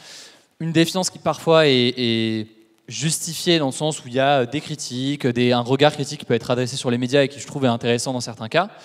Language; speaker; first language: French; native; French